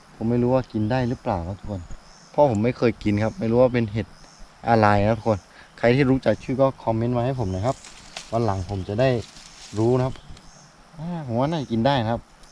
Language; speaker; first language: Thai; non-native, local second language; Karen languages